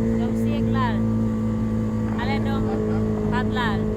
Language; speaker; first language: Swedish; non-native, learner; Filipino